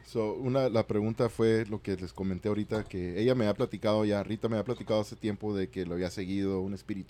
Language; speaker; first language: Spanish; early bilingual, heritage; Spanish